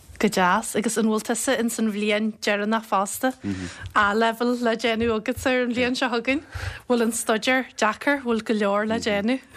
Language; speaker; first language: Irish; native; Irish